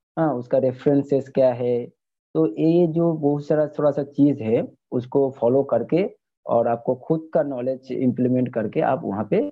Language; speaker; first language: Hindi; non-native, local second language; Bangla